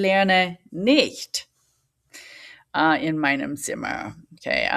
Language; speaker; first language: German; non-native, fluent; English